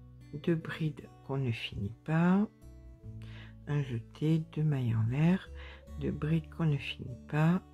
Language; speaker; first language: French; native; French